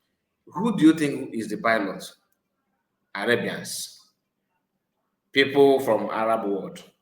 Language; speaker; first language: English; non-native, local second language; Igbo